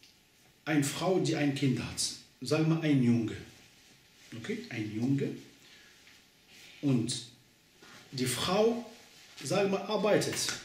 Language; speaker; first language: German; non-native, learner; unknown